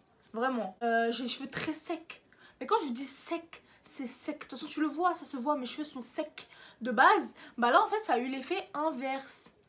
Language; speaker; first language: French; native; French